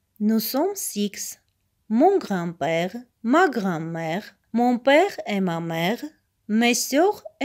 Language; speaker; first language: French; non-native, fluent; Armenian